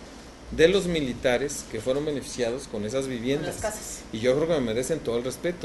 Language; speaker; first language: Spanish; native; Spanish